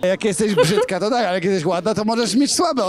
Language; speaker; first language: Polish; native; Polish